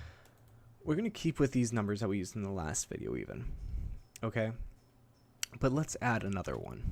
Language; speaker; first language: English; native; English